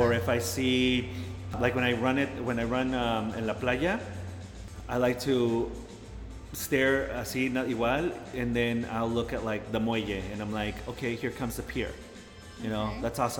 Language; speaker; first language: English; early bilingual, other home language; Spanish